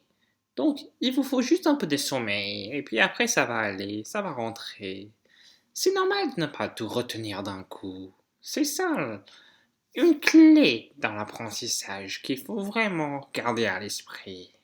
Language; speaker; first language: French; non-native, fluent; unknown